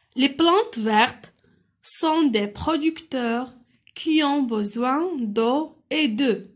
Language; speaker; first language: French; non-native, local second language; Arabic